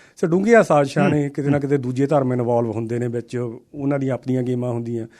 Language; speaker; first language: Punjabi; native; Punjabi